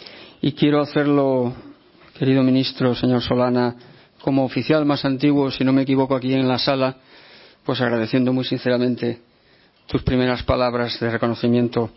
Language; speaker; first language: Spanish; native; Spanish